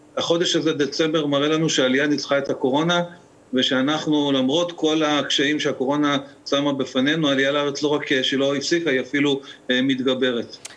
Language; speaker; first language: Hebrew; native; Hebrew